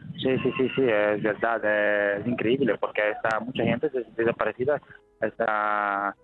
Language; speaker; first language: Spanish; non-native, learner; Italian